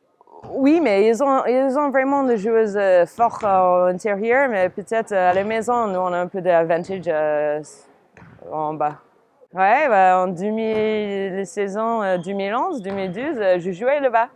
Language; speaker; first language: French; non-native, fluent; English